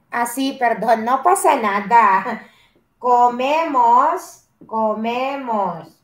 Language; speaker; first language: Spanish; non-native, learner; Filipino